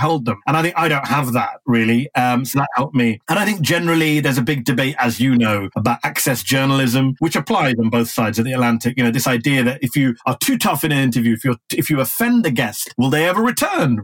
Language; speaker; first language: English; native; English